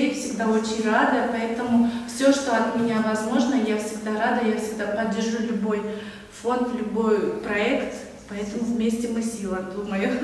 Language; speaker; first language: Russian; non-native, local second language; Kyrgyz